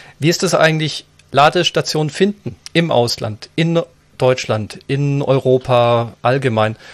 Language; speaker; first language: German; native; German